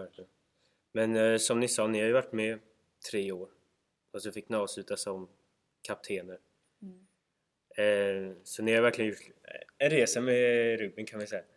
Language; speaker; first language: Swedish; native; Swedish